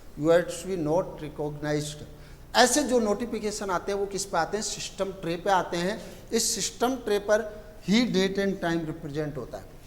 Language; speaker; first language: Hindi; native; Hindi